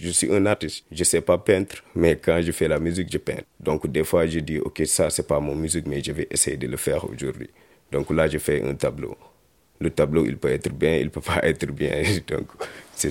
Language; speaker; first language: French; non-native, local second language; Wolof